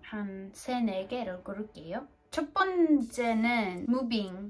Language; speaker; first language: Korean; non-native, fluent; English